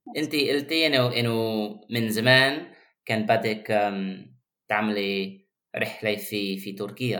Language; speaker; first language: Arabic; non-native, fluent; English